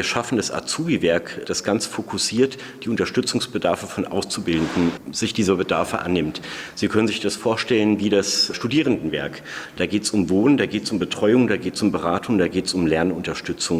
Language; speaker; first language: German; native; German